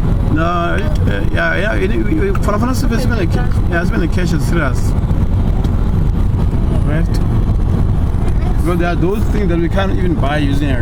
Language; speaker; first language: English; non-native, local second language; Zulu